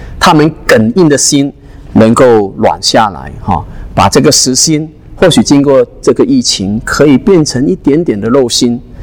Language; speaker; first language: Chinese; non-native, local second language; Cantonese